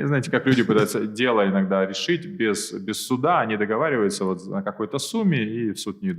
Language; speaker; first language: Russian; native; Russian